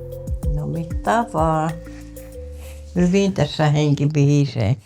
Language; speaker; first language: Finnish; native; Finnish